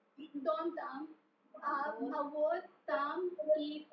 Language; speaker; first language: Russian; non-native, learner; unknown